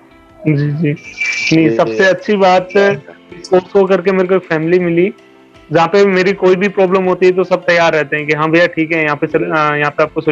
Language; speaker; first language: Hindi; native; Hindi